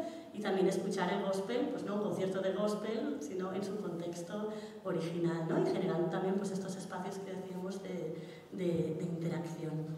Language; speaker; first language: Spanish; native; Spanish